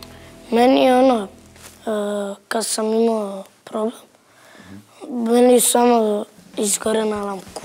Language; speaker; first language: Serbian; non-native, local second language; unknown